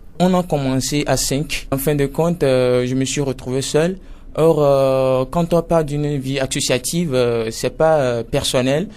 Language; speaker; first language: French; non-native, local second language; Ewe